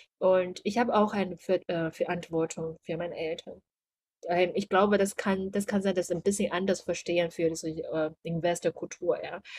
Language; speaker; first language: German; non-native, learner; Chinese